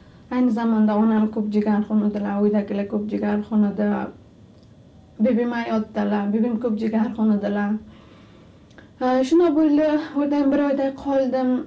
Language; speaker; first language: Turkish; non-native, learner; Uzbek